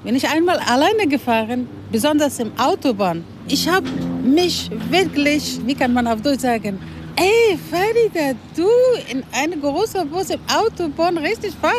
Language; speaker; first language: German; non-native, learner; Persian